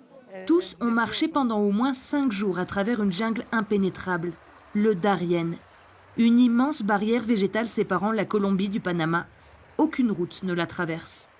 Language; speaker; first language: French; native; French